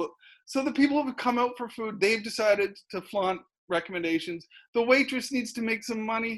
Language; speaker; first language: English; native; English